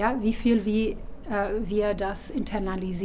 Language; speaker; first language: German; non-native, fluent; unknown